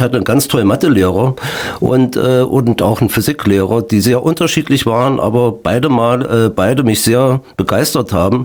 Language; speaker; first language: German; native; German